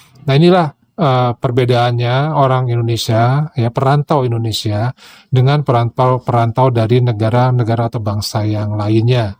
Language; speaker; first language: Indonesian; native; Indonesian